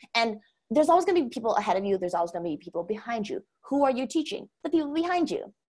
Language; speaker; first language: English; non-native, fluent; Chinese